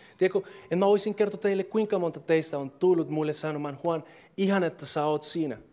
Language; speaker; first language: Finnish; non-native, fluent; English